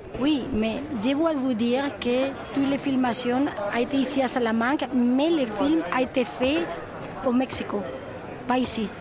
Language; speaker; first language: French; non-native, fluent; Spanish